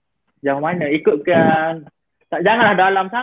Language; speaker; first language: Malay; native; Malay